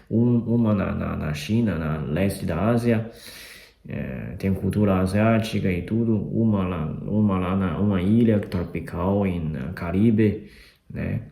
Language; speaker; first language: Portuguese; non-native, fluent; Chinese